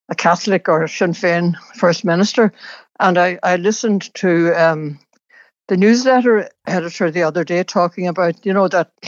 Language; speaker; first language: English; native; English